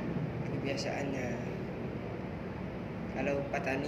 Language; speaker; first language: Indonesian; non-native, learner; Malay